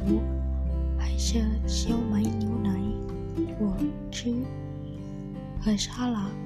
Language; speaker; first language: Chinese; non-native, learner; Indonesian